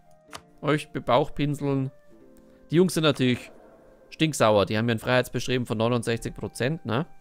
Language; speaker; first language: German; native; German